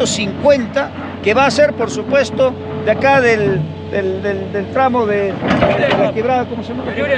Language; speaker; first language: Spanish; native; Spanish